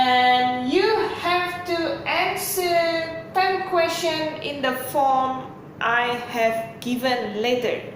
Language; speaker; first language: English; non-native, local second language; Indonesian